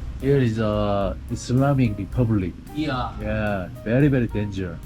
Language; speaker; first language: English; non-native, learner; Korean